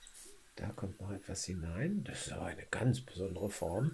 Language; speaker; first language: German; native; German